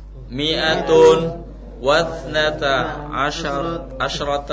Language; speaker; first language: Arabic; non-native, learner; Indonesian